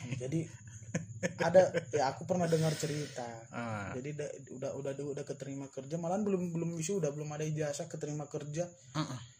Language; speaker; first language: Indonesian; native; Indonesian